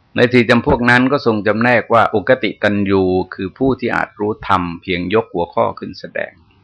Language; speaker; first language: Thai; native; Thai